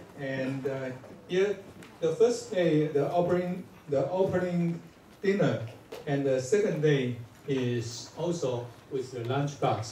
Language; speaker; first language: English; non-native, fluent; Chinese